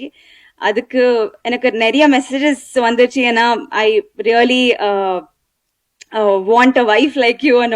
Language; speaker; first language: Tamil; non-native, learner; Telugu